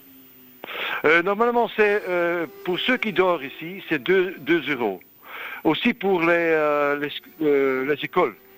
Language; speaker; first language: French; non-native, local second language; Dutch